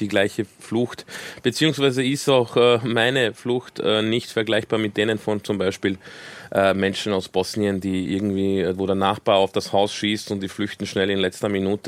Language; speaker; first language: German; early bilingual, other home language; Croatian